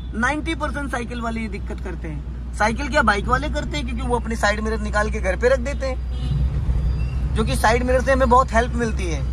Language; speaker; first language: Hindi; native; Hindi